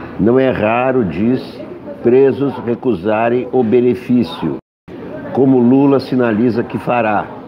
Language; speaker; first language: Portuguese; native; Portuguese